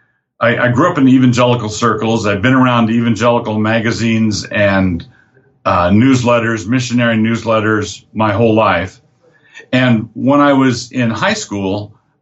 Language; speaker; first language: English; native; English